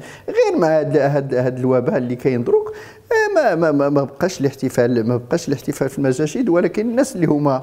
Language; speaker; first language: Arabic; native; Arabic